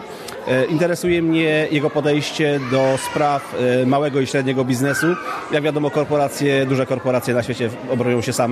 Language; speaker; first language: Polish; native; Polish